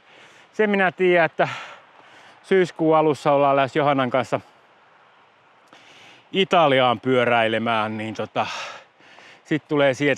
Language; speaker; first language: Finnish; native; Finnish